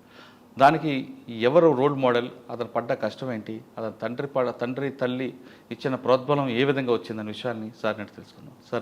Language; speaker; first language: Telugu; native; Telugu